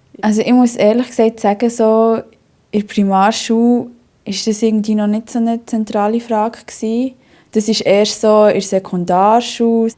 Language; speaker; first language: German; early bilingual, other home language; Spanish